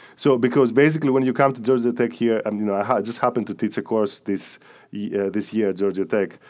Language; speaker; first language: English; non-native, fluent; Greek